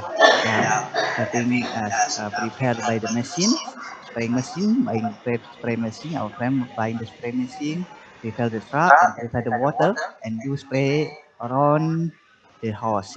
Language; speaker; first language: English; non-native, learner; Indonesian